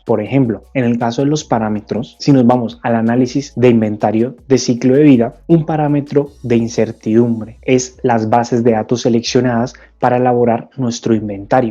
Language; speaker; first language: Spanish; native; Spanish